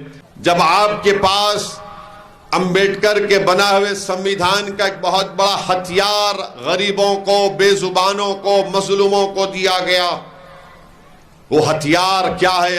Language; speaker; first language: Urdu; native; Urdu